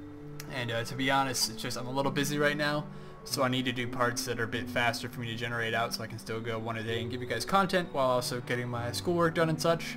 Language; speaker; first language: English; native; English